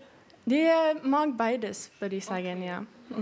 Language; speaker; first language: German; non-native, learner; Swedish